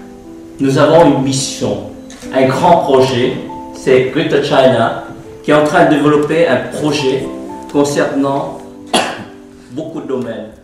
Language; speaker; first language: French; non-native, fluent; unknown